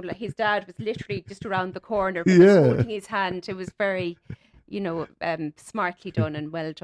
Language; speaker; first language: English; native; English